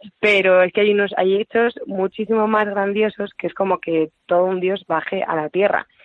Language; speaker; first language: Spanish; native; Spanish